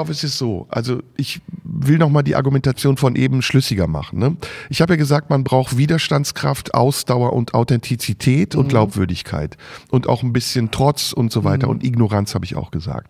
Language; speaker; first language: German; early bilingual, other home language; Turkish